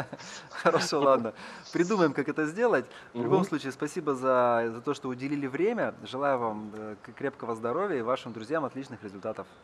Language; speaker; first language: Russian; native; Russian